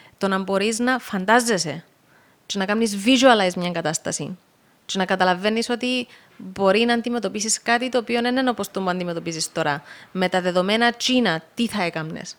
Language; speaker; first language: Greek; native; Greek